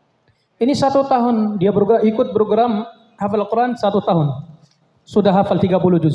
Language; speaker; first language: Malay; non-native, fluent; Arabic